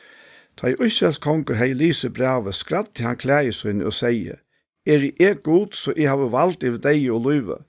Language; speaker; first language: Danish; non-native, local second language; Faroese